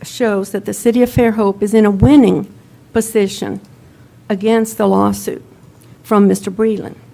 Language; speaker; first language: English; non-native, fluent; Spanish